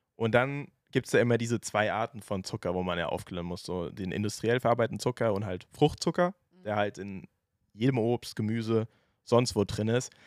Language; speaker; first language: German; native; German